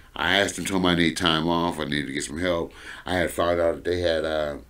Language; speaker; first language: English; native; English